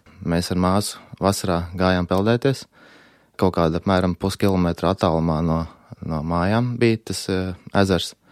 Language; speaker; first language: Latvian; native; Latvian